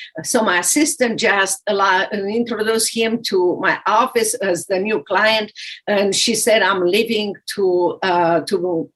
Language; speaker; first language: English; non-native, fluent; Romanian